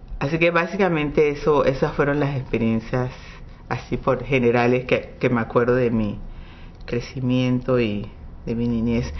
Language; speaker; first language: Spanish; non-native, local second language; English